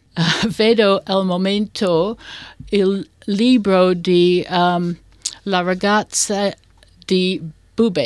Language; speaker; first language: Italian; non-native, learner; English